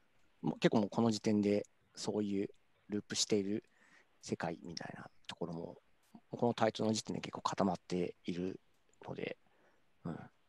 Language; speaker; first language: Japanese; native; Japanese